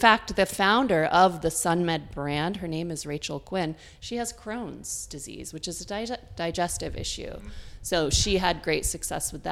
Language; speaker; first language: English; native; English